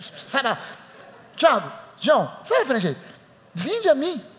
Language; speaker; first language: Portuguese; native; Portuguese